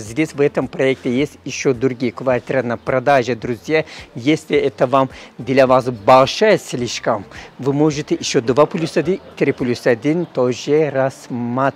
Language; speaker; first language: Russian; non-native, learner; Turkish